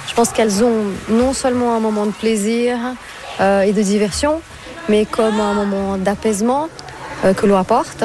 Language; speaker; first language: French; non-native, fluent; Portuguese